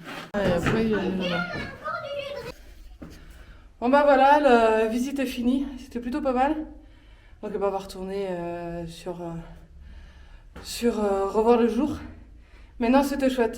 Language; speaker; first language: French; native; French